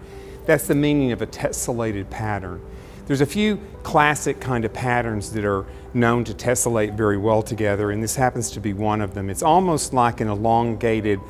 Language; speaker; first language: English; native; English